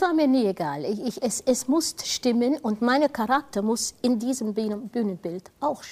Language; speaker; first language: German; non-native, fluent; English